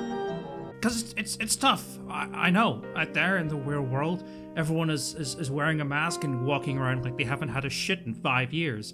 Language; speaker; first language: English; native; English